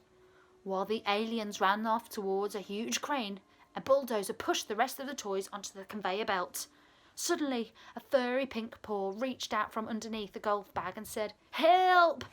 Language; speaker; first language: English; native; English